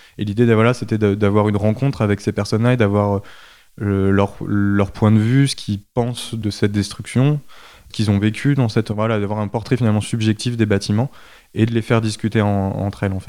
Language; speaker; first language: French; native; French